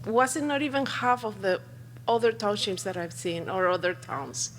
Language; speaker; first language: English; non-native, fluent; Spanish